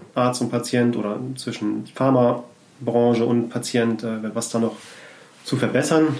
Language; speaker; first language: German; native; German